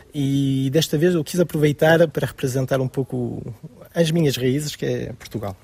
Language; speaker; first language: Portuguese; early bilingual, heritage; French